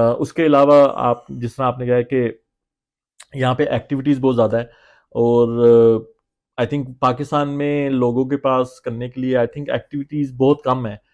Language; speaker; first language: Urdu; native; Urdu